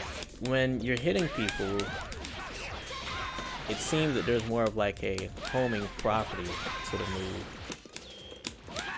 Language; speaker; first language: English; native; English